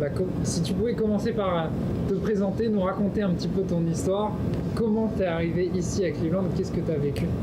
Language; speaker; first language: French; native; French